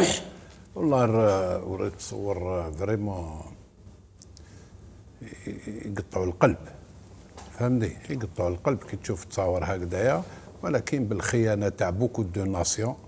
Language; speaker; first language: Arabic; native; Arabic